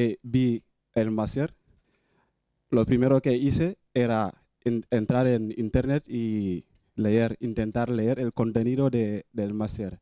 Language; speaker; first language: Spanish; non-native, fluent; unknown